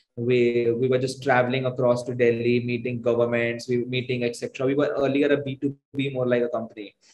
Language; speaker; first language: English; non-native, local second language; Hindi